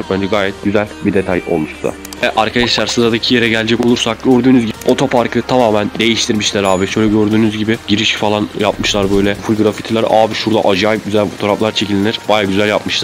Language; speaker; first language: Turkish; native; Turkish